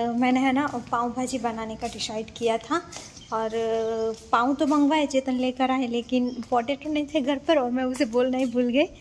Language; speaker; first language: Hindi; non-native, local second language; Gujarati